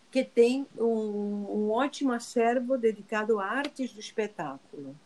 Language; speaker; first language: Portuguese; non-native, fluent; Spanish